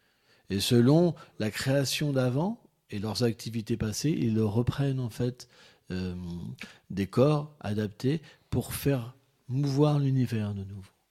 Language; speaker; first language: French; native; French